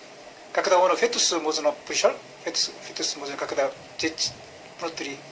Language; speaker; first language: Russian; non-native, learner; Korean